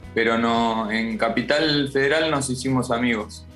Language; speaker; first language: Spanish; native; Spanish